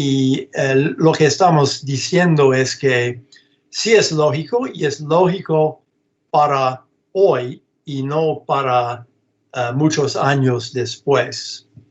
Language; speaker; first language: Spanish; non-native, fluent; English